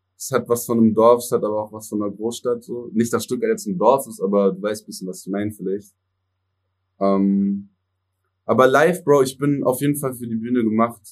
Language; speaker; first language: German; early bilingual, other home language; English